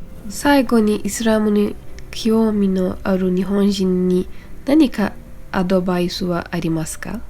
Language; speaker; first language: Japanese; non-native, fluent; Turkish